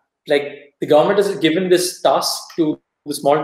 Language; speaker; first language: English; non-native, local second language; Kannada